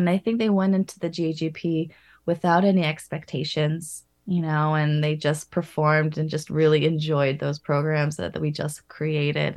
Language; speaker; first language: English; native; English